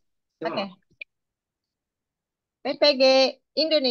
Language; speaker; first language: English; non-native, learner; Indonesian